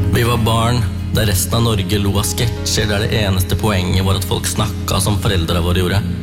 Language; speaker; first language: Norwegian; early bilingual, other home language; Tamil